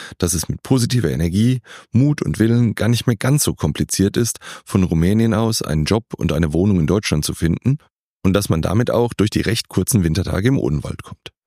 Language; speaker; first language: German; native; German